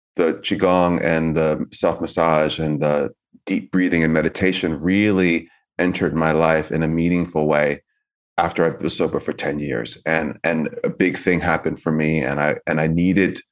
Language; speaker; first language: English; native; English